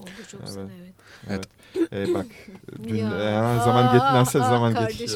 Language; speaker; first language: Turkish; non-native, learner; French